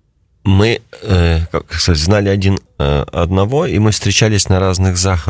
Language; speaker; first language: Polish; non-native, learner; Russian